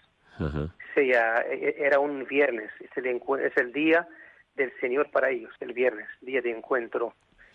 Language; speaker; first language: Spanish; non-native, fluent; Arabic